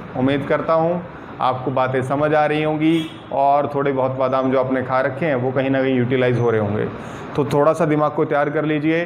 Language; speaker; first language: Hindi; non-native, local second language; Punjabi